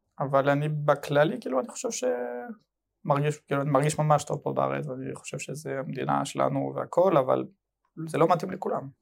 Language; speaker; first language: Hebrew; non-native, fluent; French